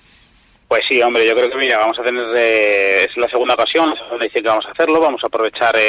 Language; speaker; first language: Spanish; native; Spanish